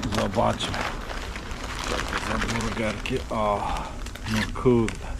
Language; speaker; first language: Polish; non-native, fluent; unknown